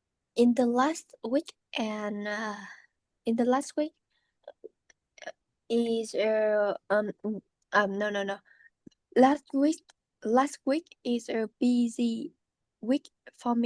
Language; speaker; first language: English; non-native, learner; Vietnamese